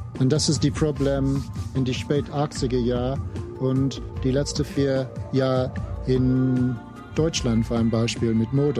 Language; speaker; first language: German; non-native, fluent; English